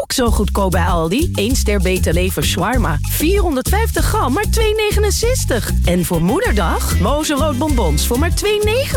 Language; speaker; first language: Dutch; native; Dutch